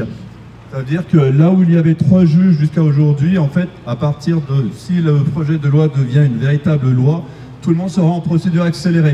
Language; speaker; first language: French; native; French